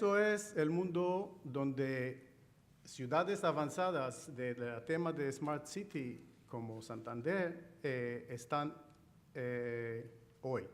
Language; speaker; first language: Spanish; non-native, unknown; Chinese